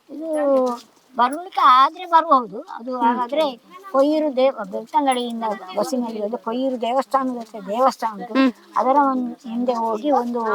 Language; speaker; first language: Kannada; native; Kannada